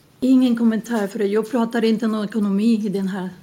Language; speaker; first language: Swedish; non-native, learner; Spanish